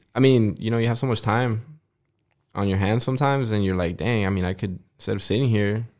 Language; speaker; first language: English; native; English